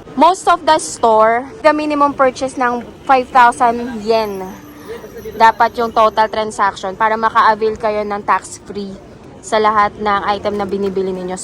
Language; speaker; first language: Filipino; native; Filipino